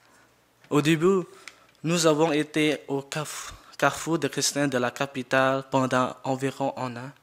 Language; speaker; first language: French; non-native, learner; Jarai